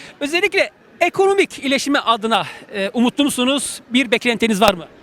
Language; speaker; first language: Turkish; native; Turkish